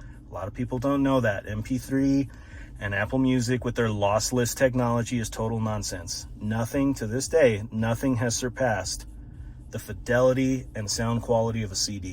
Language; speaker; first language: English; native; English